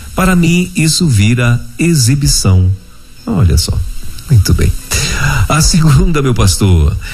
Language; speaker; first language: Portuguese; native; Portuguese